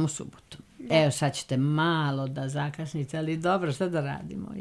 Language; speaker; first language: Serbian; native; Serbian